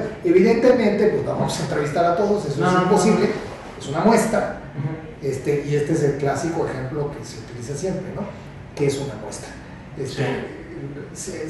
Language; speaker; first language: Spanish; native; Spanish